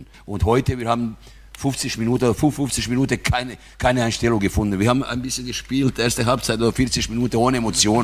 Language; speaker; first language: German; non-native, fluent; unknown